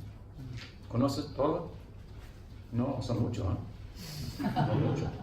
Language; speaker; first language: Spanish; non-native, learner; English